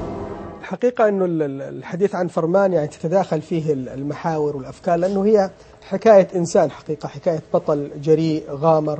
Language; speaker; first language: Arabic; native; Arabic